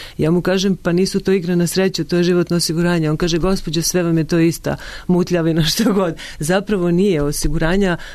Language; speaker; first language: Serbian; native; Serbian